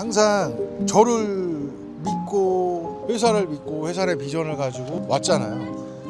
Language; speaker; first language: Korean; native; Korean